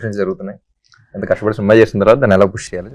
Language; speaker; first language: Telugu; native; Telugu